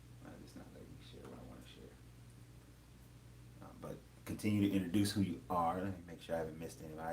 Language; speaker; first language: English; native; English